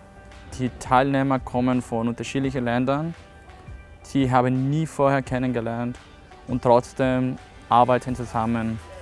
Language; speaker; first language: German; non-native, fluent; Spanish